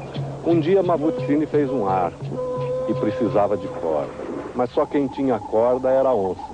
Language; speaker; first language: Portuguese; native; Portuguese